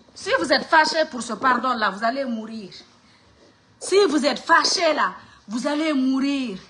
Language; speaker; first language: French; non-native, local second language; Mandingo